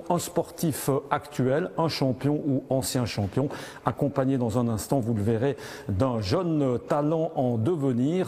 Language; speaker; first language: French; native; French